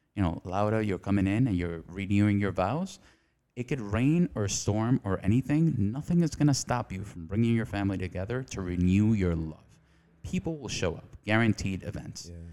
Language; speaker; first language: English; non-native, fluent; Spanish